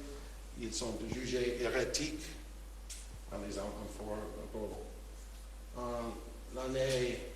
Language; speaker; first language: French; non-native, fluent; English